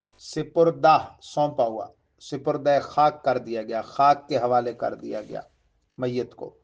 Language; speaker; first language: Urdu; native; Urdu